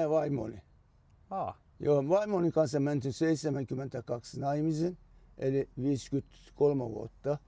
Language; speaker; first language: Finnish; non-native, fluent; Turkish